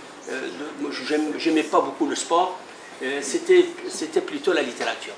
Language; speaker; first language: French; non-native, local second language; Arabic